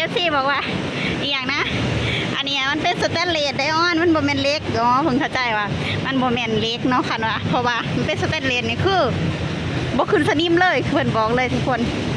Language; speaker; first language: Thai; non-native, local second language; Northeastern Thai